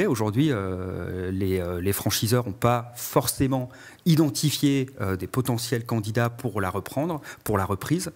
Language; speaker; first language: French; native; French